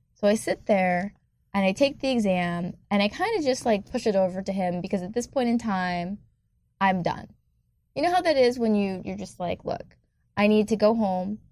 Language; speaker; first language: English; native; English